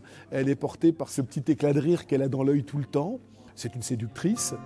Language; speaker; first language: French; native; French